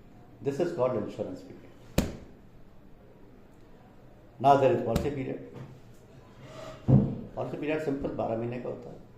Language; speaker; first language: English; non-native, local second language; Hindi